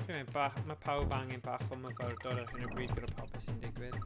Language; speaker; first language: Welsh; native; Welsh